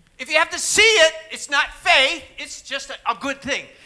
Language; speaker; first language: English; native; English